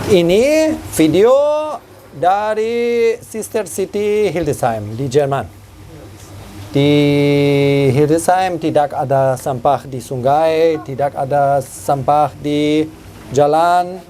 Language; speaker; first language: Indonesian; non-native, learner; German